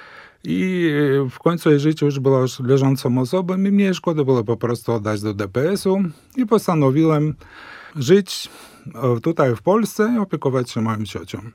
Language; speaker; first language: Polish; non-native, fluent; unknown